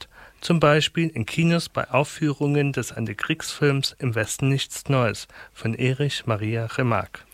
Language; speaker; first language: German; native; German